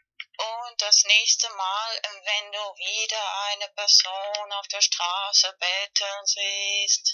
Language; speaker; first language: German; non-native, fluent; Spanish